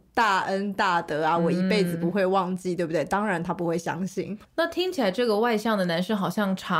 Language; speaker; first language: Chinese; native; Chinese